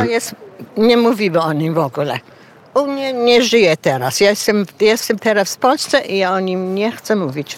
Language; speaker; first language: Polish; early bilingual, heritage; Polish